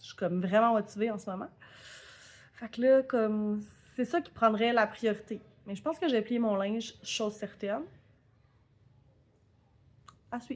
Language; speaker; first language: French; native; French